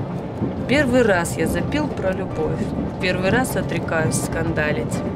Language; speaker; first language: Russian; native; Russian